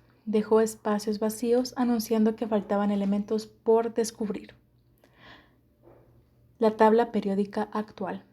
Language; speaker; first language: Spanish; native; Spanish